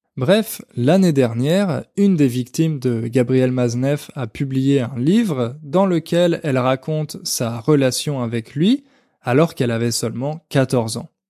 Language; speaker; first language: French; native; French